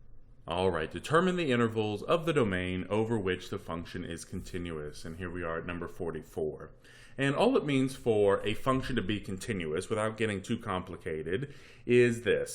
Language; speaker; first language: English; native; English